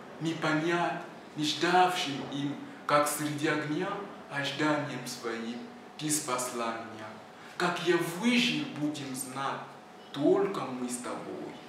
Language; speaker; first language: Russian; non-native, learner; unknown